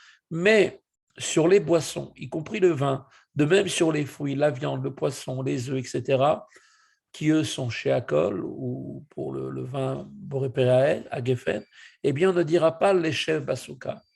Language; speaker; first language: French; native; French